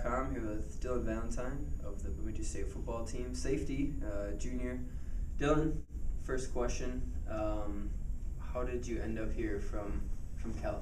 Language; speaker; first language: English; native; English